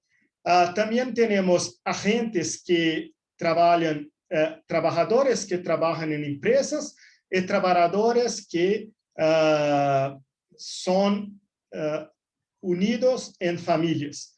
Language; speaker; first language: Spanish; non-native, fluent; Portuguese